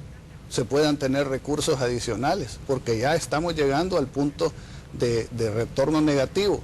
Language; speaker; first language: Spanish; native; Spanish